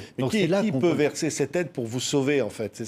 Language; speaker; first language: French; native; French